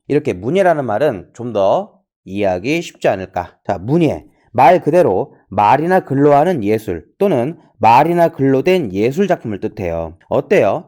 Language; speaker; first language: Korean; native; Korean